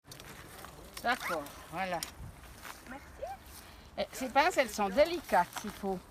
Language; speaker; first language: French; native; French